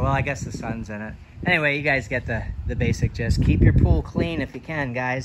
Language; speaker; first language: English; native; English